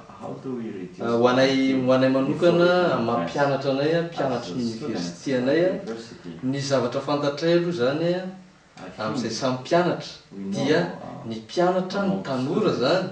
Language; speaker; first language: Malagasy; native; Malagasy